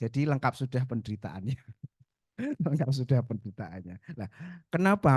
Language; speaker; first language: Indonesian; native; Indonesian